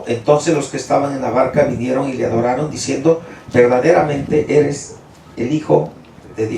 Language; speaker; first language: Spanish; native; Spanish